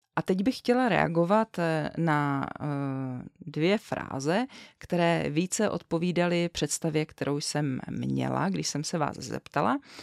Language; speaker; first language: Czech; native; Czech